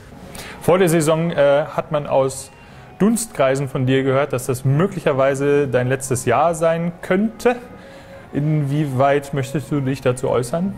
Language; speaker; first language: German; native; German